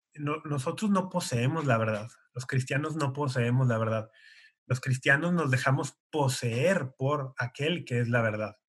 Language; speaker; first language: Spanish; native; Spanish